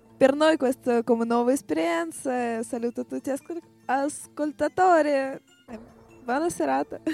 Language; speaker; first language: Italian; non-native, learner; Russian